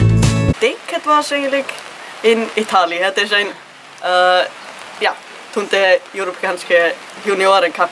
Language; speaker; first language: Dutch; non-native, learner; Icelandic